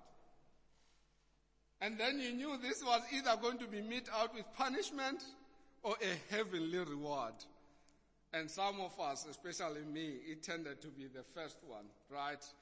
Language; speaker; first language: English; non-native, local second language; Xhosa